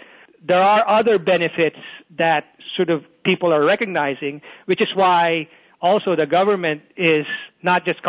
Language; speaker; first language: English; non-native, local second language; Filipino